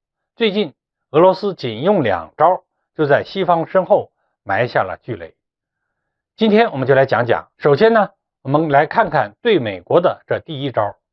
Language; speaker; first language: Chinese; native; Chinese